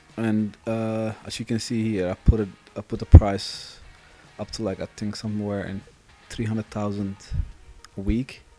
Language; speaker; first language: English; non-native, fluent; Dutch